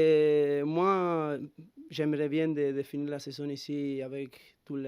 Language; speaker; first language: French; non-native, fluent; Spanish